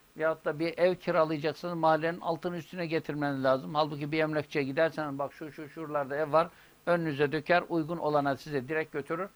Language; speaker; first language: Turkish; native; Turkish